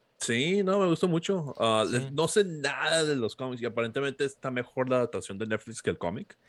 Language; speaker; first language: Spanish; early bilingual, heritage; Spanish